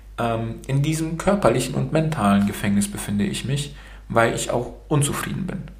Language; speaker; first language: German; early bilingual, other home language; Romanian